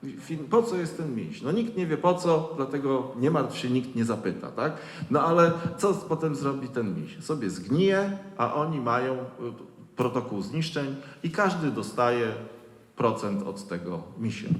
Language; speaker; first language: Polish; native; Polish